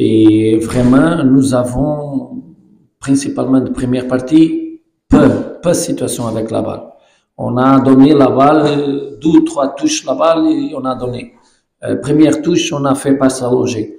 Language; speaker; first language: French; non-native, fluent; Portuguese